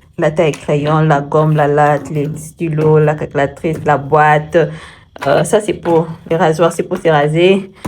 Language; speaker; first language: French; non-native, local second language; Swahili